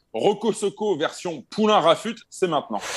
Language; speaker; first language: French; native; French